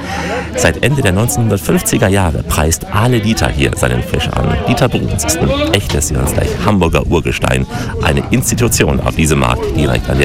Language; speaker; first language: German; native; German